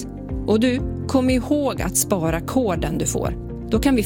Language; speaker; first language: Swedish; native; Swedish